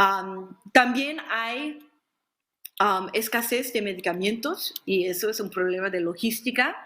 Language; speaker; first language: Spanish; non-native, fluent; English